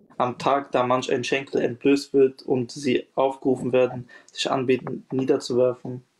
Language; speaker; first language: German; early bilingual, other home language; Turkish